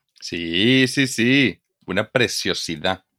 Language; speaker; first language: Spanish; native; Spanish